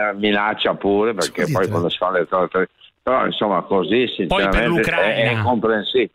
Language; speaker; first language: Italian; native; Italian